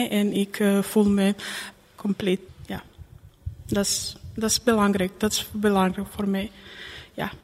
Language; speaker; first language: Dutch; non-native, learner; Croatian